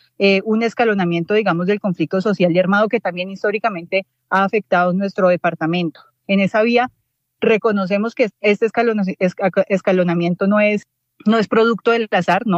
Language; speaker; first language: Spanish; native; Spanish